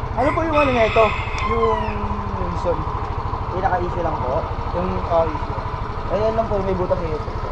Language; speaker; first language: Filipino; native; Filipino